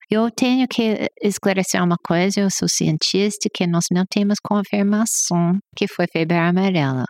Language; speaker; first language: Portuguese; non-native, fluent; English